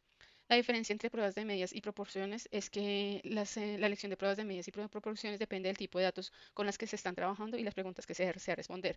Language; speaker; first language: Spanish; native; Spanish